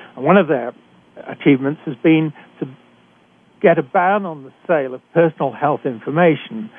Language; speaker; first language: English; native; English